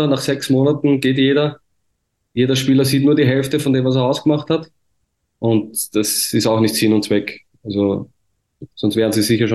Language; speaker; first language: German; native; German